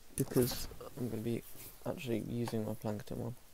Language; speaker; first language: English; native; English